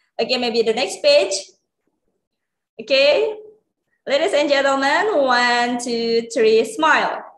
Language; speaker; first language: English; non-native, learner; Indonesian